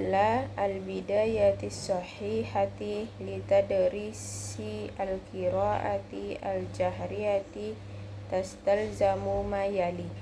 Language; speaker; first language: Arabic; non-native, learner; Indonesian